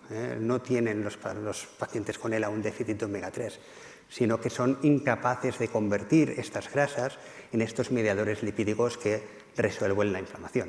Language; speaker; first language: Spanish; native; Spanish